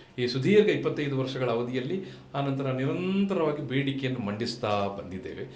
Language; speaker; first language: Kannada; non-native, local second language; Tulu